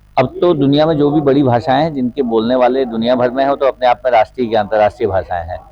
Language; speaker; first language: Hindi; native; Hindi